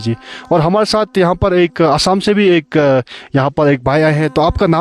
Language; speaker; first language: Hindi; native; Hindi